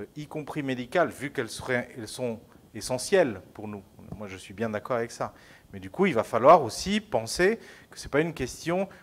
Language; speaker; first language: French; non-native, fluent; Spanish